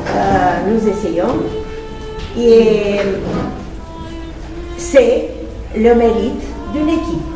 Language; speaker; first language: French; non-native, fluent; Romanian